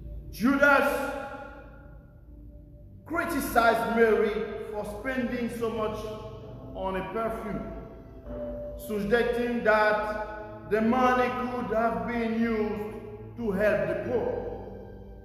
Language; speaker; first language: English; non-native, fluent; Haitian Creole